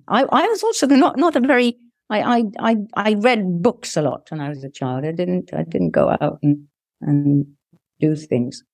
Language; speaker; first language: English; early bilingual, other home language; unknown